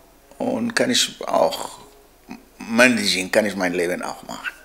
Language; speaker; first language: German; non-native, learner; Arabic